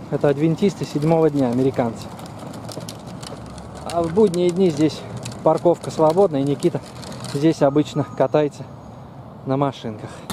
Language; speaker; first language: Russian; native; Russian